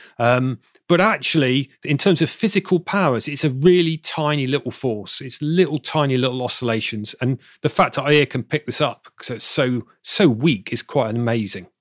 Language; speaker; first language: English; native; English